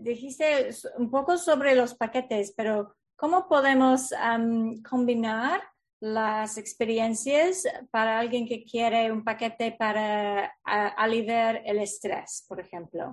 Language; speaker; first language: Spanish; non-native, fluent; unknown